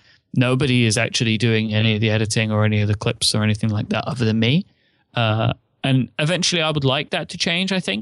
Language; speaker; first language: English; native; English